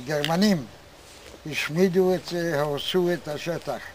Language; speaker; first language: Hebrew; non-native, fluent; Polish